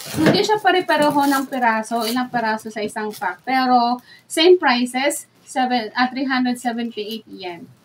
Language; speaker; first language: Filipino; native; Filipino